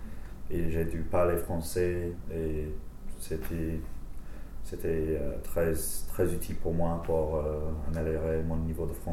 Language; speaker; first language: French; non-native, fluent; English